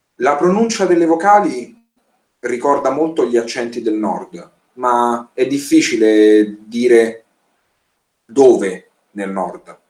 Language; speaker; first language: Italian; native; Italian